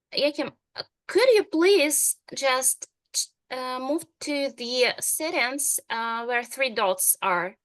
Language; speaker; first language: English; non-native, fluent; Ukrainian